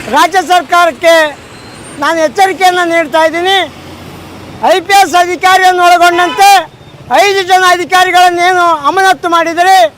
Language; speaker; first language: Kannada; native; Kannada